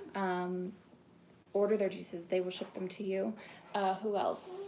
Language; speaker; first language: English; native; English